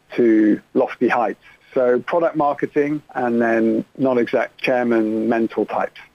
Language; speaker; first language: English; native; English